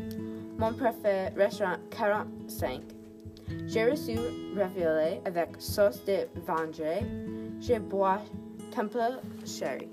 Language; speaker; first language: French; non-native, learner; English